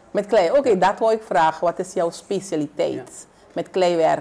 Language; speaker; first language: Dutch; non-native, local second language; Papiamento